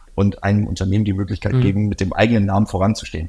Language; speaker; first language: German; native; German